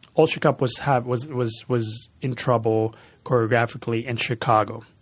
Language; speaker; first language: English; early bilingual, other home language; Spanish